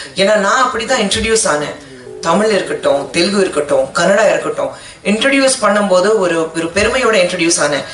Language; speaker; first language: Tamil; non-native, fluent; Hindi